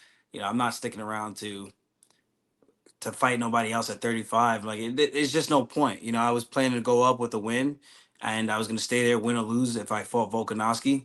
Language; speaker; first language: English; native; English